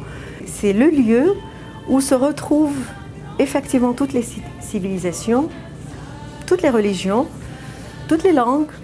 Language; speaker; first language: French; non-native, fluent; Arabic